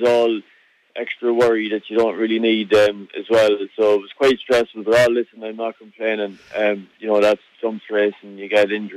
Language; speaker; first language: English; native; English